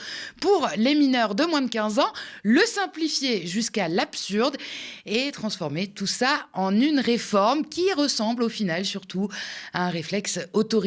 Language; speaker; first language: French; native; French